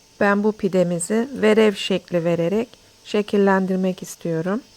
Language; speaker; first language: Turkish; native; Turkish